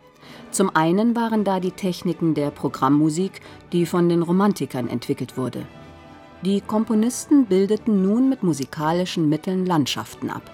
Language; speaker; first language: German; native; German